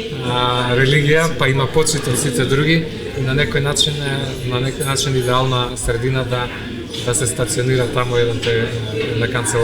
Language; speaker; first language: Macedonian; native; Macedonian